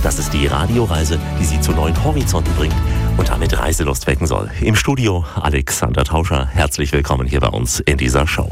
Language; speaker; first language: German; native; German